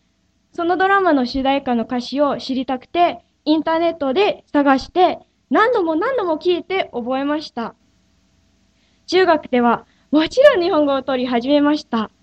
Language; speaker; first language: Japanese; non-native, fluent; English